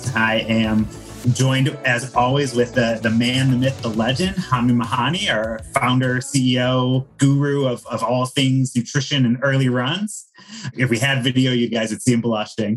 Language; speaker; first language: English; native; English